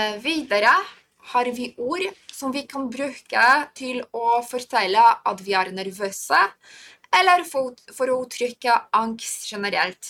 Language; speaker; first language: Norwegian; non-native, fluent; Polish